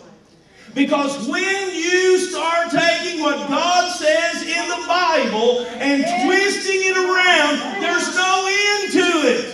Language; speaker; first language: English; native; English